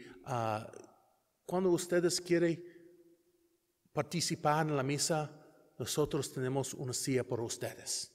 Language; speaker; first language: Spanish; non-native, learner; English